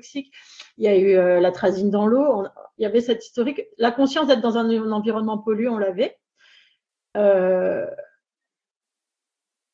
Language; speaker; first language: French; native; French